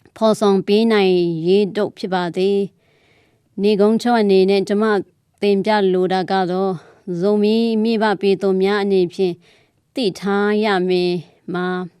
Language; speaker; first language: Burmese; non-native, local second language; Tedim Chin